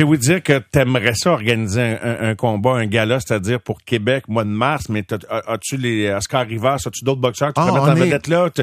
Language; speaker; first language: French; native; French